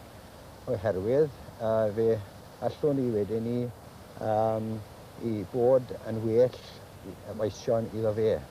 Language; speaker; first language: Welsh; native; Welsh